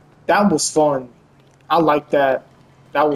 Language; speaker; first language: English; native; English